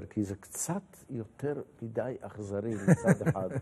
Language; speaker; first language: Hebrew; native; Hebrew